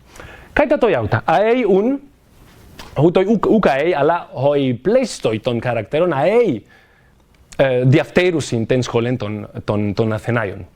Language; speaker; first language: Greek; non-native, fluent; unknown